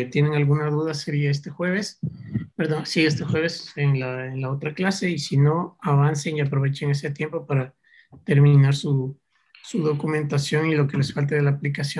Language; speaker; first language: Spanish; native; Spanish